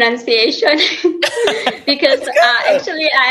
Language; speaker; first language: English; non-native, learner; Lao